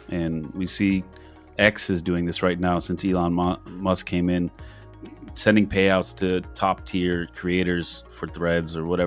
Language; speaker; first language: English; native; English